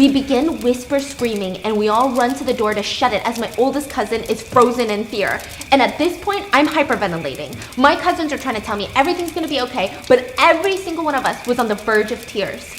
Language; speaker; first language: English; native; English